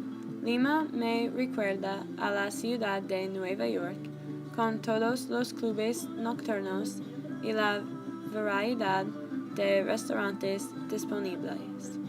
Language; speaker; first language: Spanish; non-native, learner; English